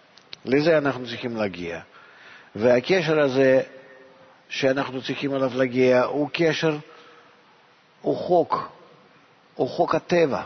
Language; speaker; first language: Hebrew; non-native, fluent; Russian